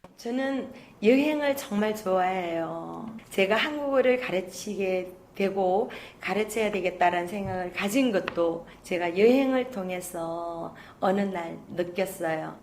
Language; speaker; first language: Korean; native; Korean